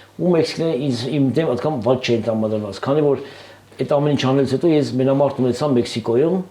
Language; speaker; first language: Armenian; native; Armenian